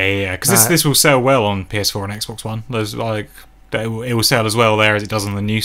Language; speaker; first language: English; native; English